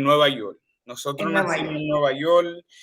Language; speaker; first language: Spanish; early bilingual, heritage; Spanish